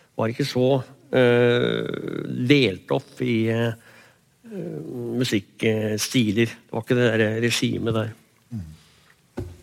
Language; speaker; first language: Norwegian; native; Norwegian